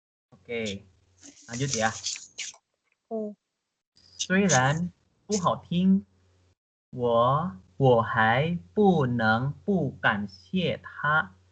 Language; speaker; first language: Chinese; non-native, fluent; Indonesian